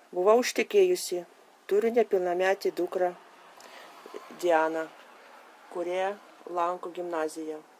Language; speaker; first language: Lithuanian; early bilingual, other home language; Russian